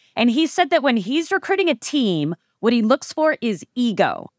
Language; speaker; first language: English; native; English